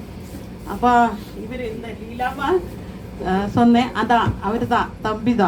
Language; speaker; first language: Tamil; non-native, learner; Malayalam